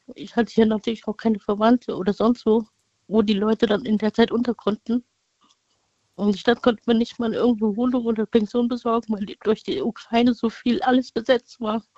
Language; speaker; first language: German; early bilingual, other home language; Vietnamese